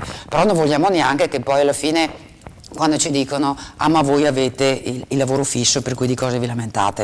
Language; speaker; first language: Italian; native; Italian